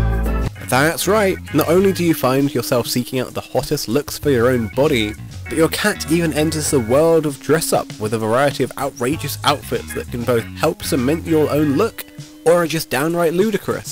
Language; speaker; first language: English; native; English